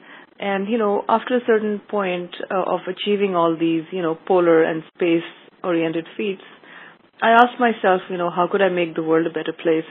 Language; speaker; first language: English; non-native, local second language; Urdu